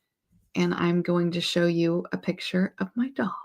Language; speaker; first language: English; native; English